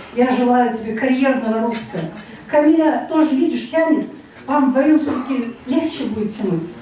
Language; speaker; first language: Russian; non-native, local second language; Kazakh